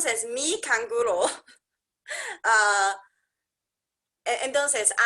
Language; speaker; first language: Spanish; non-native, learner; English